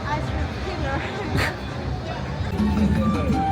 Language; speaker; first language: English; non-native, fluent; Spanish